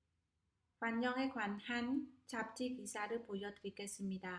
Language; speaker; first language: Korean; non-native, fluent; Khmer